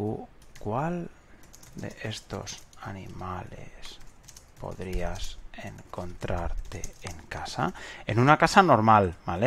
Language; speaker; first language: Spanish; native; Spanish